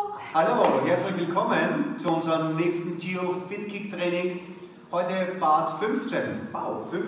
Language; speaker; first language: German; native; German